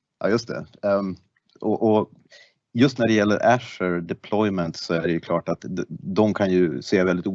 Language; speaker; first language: Swedish; native; Swedish